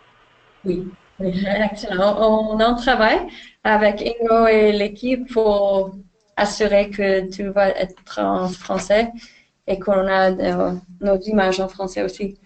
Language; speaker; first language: French; non-native, fluent; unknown